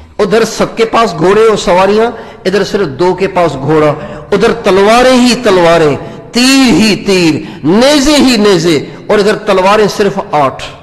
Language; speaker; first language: Urdu; non-native, local second language; Sindhi